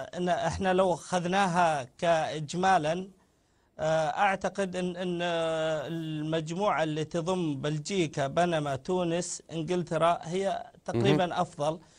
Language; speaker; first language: Arabic; native; Arabic